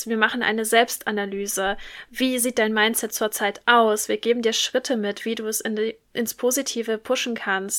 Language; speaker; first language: German; native; German